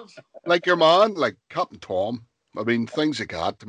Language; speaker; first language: English; native; English